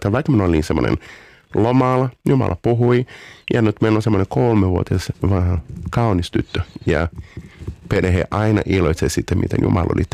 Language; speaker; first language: Finnish; non-native, learner; Portuguese